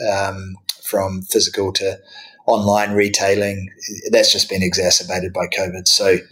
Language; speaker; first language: English; native; English